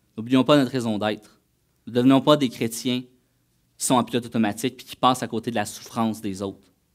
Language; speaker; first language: French; native; French